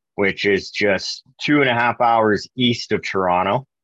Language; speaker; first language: English; native; English